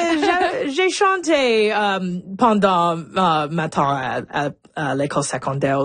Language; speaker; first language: French; non-native, local second language; English